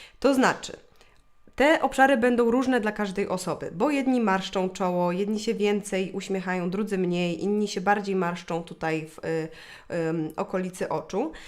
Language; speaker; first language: Polish; native; Polish